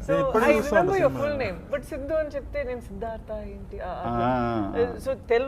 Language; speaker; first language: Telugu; non-native, local second language; Tamil